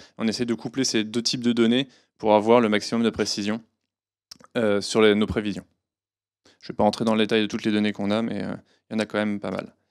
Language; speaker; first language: French; native; French